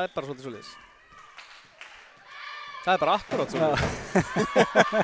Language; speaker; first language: Icelandic; native; Icelandic